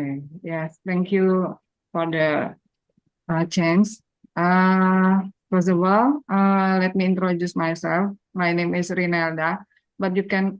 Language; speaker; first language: English; non-native, learner; Indonesian